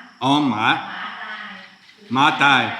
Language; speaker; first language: Thai; non-native, fluent; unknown